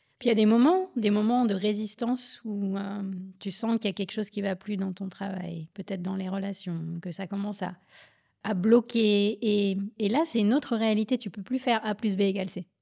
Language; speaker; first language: French; native; French